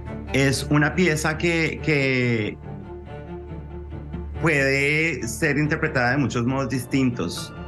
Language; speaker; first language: Spanish; native; Spanish